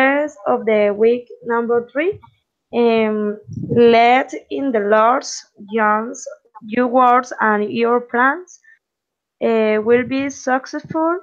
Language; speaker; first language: English; non-native, learner; Spanish